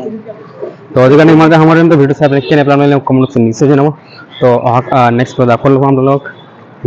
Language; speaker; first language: Hindi; non-native, local second language; Assamese